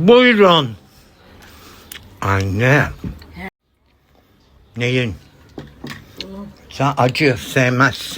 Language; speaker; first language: Turkish; native; Turkish